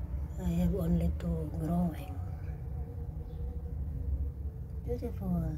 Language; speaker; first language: English; non-native, learner; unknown